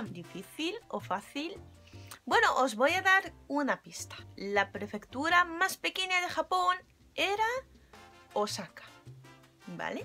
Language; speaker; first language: Spanish; non-native, fluent; Japanese